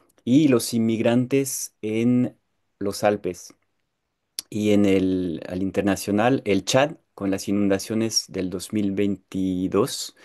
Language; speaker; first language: Spanish; non-native, fluent; French